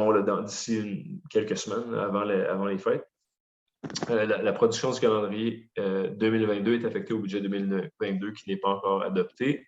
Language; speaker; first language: French; native; French